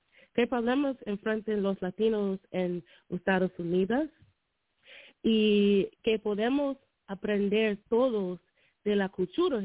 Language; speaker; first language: Spanish; non-native, learner; English